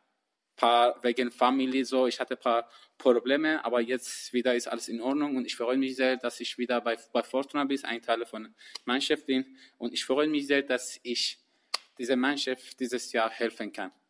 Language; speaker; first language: German; non-native, learner; Persian